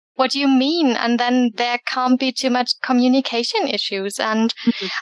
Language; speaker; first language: English; early bilingual, other home language; German